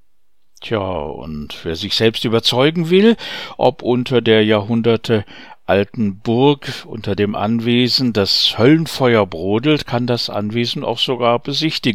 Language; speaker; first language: German; native; German